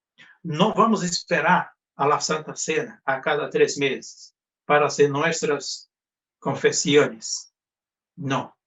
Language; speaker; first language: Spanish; non-native, fluent; Portuguese